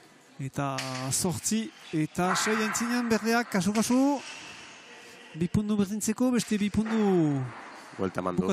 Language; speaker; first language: Basque; native; Basque